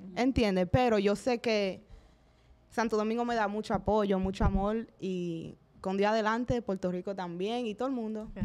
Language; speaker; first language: Spanish; early bilingual, heritage; Spanish